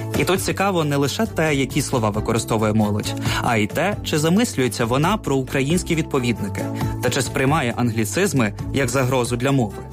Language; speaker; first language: Ukrainian; native; Ukrainian